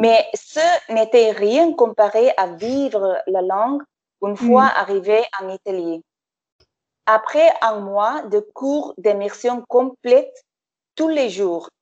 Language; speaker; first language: French; non-native, fluent; English